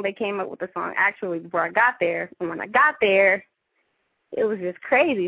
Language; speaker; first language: English; native; English